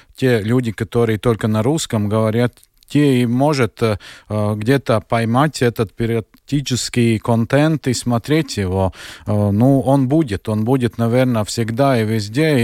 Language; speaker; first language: Russian; non-native, local second language; Latvian